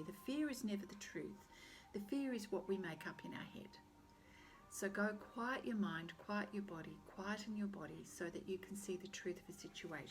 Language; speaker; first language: English; native; English